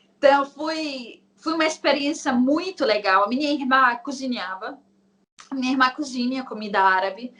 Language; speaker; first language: Portuguese; non-native, fluent; Arabic